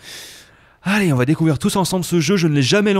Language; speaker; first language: French; native; French